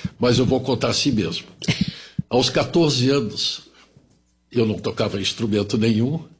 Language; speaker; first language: Portuguese; early bilingual, other home language; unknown